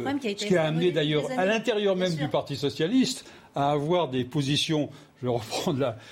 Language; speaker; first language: French; native; French